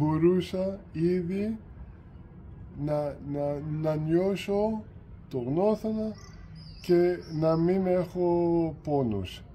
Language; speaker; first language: Greek; early bilingual, heritage; Greek